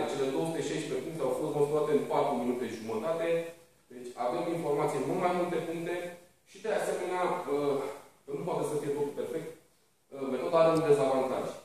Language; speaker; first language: Romanian; native; Romanian